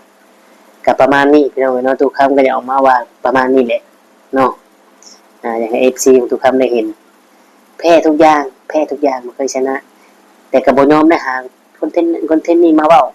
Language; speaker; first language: Thai; non-native, local second language; Lao